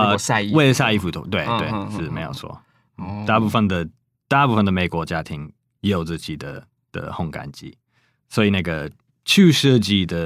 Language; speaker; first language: Chinese; non-native, fluent; English